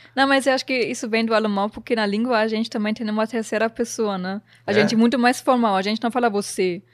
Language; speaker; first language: Portuguese; non-native, fluent; German